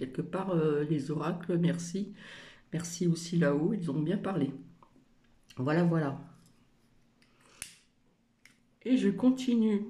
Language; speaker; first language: French; native; French